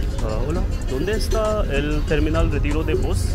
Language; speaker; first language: Spanish; non-native, learner; Hindi